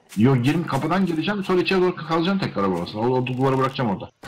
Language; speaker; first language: Turkish; native; Turkish